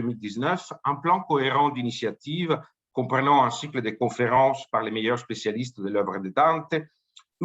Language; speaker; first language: French; native; French